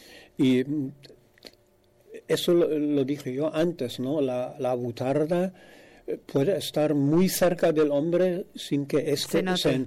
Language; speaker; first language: Spanish; non-native, fluent; German